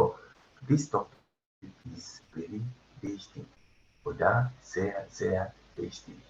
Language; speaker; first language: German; non-native, fluent; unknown